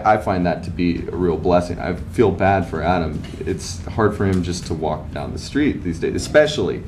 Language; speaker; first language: English; native; English